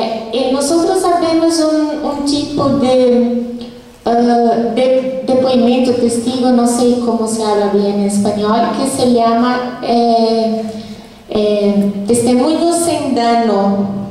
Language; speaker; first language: Spanish; non-native, fluent; Portuguese